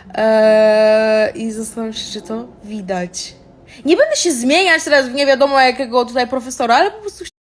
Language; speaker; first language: Polish; early bilingual, heritage; Polish